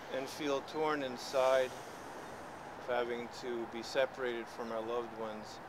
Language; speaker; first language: English; early bilingual, other home language; Latvian